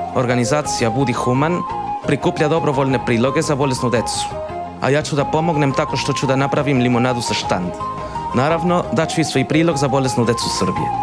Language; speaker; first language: Croatian; non-native, fluent; Spanish